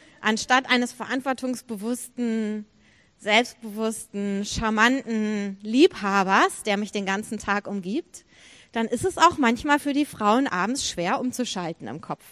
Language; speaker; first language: German; native; German